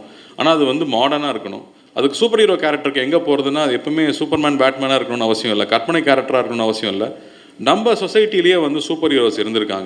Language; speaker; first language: Tamil; native; Tamil